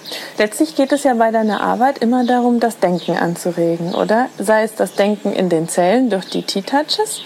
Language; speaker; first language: German; native; German